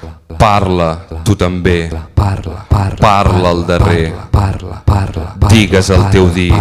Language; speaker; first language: Catalan; native; Catalan